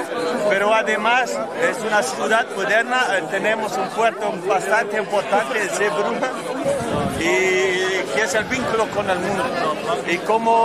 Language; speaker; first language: Spanish; non-native, fluent; Dutch